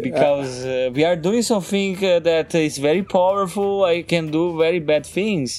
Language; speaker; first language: English; non-native, fluent; Portuguese